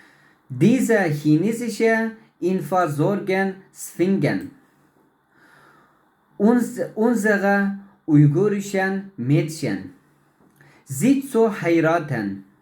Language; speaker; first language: German; non-native, learner; Uyghur